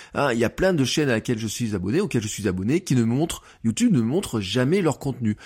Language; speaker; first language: French; native; French